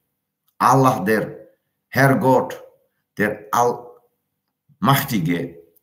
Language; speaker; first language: German; non-native, learner; Tajik